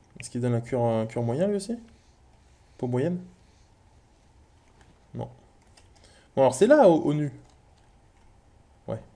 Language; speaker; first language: French; native; French